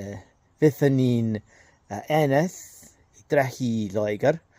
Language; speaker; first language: Welsh; non-native, learner; English